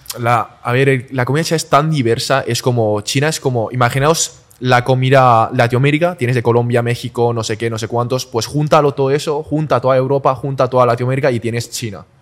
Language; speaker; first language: Spanish; early bilingual, other home language; Chinese